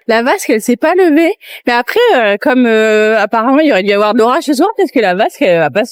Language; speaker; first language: French; native; French